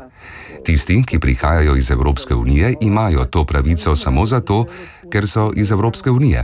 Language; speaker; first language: Slovenian; early bilingual, other home language; Bosnian